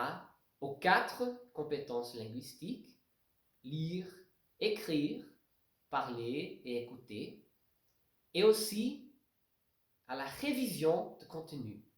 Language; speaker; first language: French; non-native, fluent; Portuguese